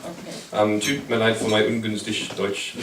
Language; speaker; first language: German; non-native, learner; English